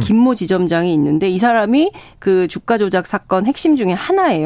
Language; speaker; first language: Korean; native; Korean